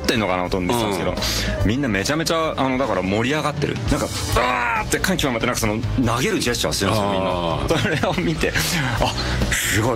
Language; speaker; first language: Japanese; native; Japanese